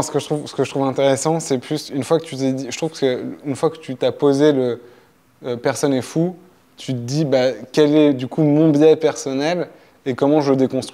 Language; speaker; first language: French; native; French